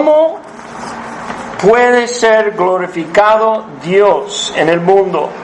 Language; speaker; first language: Spanish; non-native, fluent; English